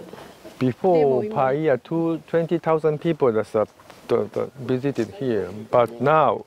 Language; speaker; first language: English; non-native, learner; Japanese